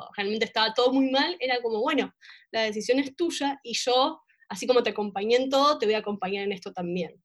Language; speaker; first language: Spanish; native; Spanish